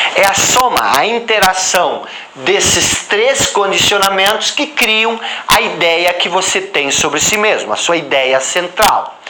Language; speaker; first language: Portuguese; non-native, local second language; German